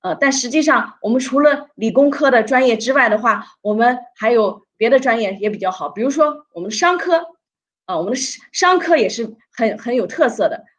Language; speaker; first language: Chinese; native; Chinese